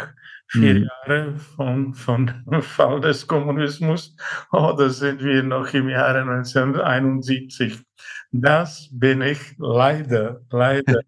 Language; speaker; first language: German; non-native, fluent; Czech